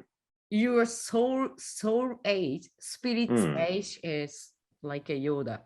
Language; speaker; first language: English; non-native, learner; Japanese